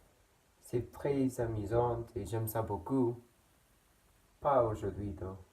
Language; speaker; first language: French; non-native, learner; English